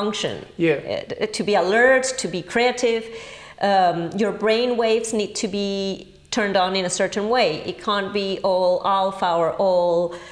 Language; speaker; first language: English; non-native, fluent; Spanish